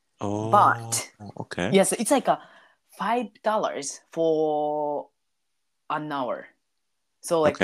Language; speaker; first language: English; non-native, learner; Japanese